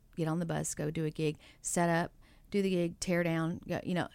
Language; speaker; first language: English; native; English